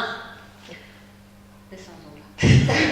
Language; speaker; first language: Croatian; non-native, learner; Hebrew